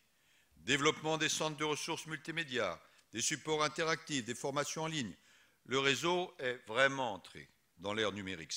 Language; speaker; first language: French; native; French